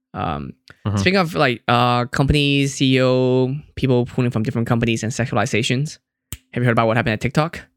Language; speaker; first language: English; non-native, local second language; Cantonese